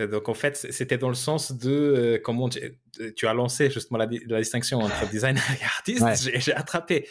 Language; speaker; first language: French; non-native, fluent; Portuguese